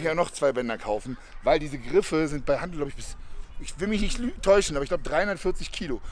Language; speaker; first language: German; native; German